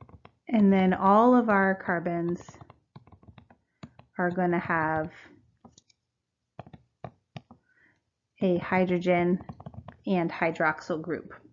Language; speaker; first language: English; native; English